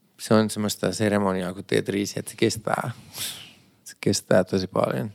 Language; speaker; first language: Finnish; early bilingual, other home language; Persian